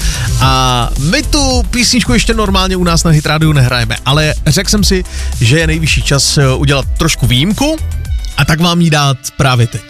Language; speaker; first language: Czech; native; Czech